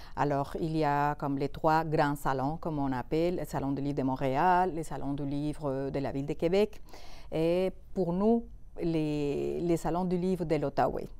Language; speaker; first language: French; non-native, fluent; Spanish